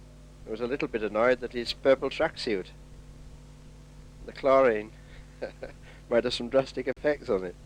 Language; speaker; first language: English; native; English